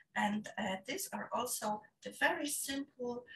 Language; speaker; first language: English; non-native, fluent; Polish